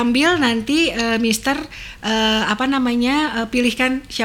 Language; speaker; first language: Indonesian; native; Indonesian